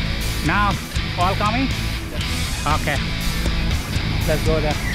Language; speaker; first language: English; non-native, learner; Hindi